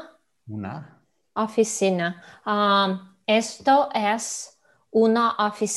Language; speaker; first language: Spanish; non-native, learner; Russian